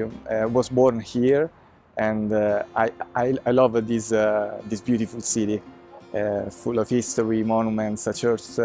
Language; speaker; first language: English; non-native, fluent; Italian